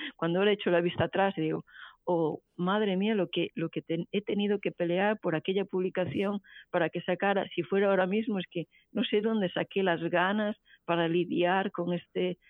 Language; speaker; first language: Spanish; native; Spanish